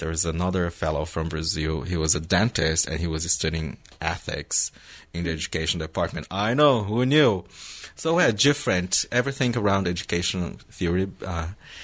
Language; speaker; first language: English; non-native, fluent; Portuguese